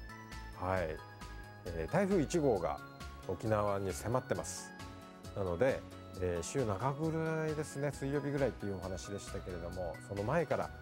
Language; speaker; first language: Japanese; native; Japanese